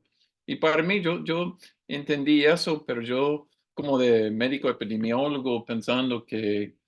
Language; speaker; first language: Spanish; non-native, learner; English